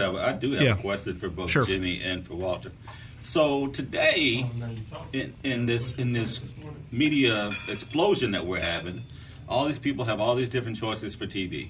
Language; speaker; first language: English; native; English